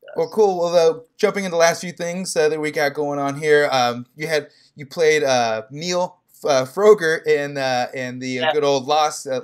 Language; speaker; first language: English; native; English